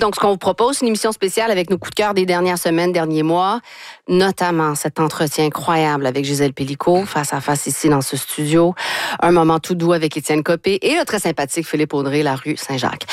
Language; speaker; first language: French; native; French